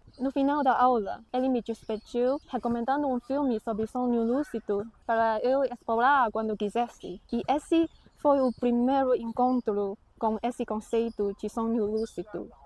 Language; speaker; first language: Portuguese; non-native, fluent; Chinese